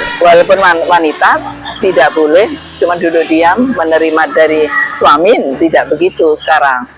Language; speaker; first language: Indonesian; native; Indonesian